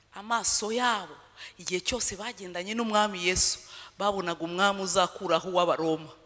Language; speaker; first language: Kinyarwanda; early bilingual, heritage; Kinyarwanda